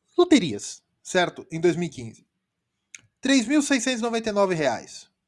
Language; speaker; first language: Portuguese; native; Portuguese